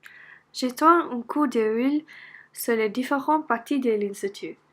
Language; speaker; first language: French; non-native, learner; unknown